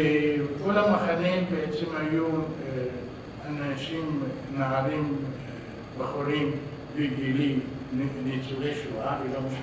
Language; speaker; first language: Hebrew; non-native, fluent; Arabic